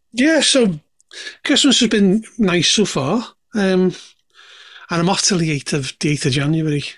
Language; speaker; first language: English; native; English